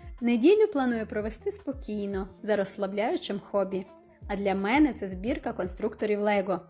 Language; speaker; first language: Ukrainian; native; Ukrainian